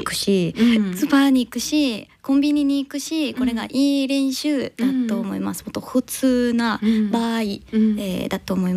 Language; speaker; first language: Japanese; non-native, learner; English